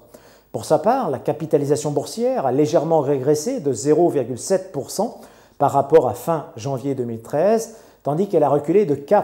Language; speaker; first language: French; non-native, local second language; Arabic